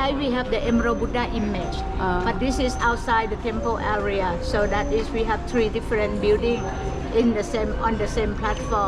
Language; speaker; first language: English; non-native, fluent; Thai